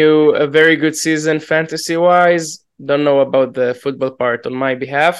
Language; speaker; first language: English; non-native, fluent; Hebrew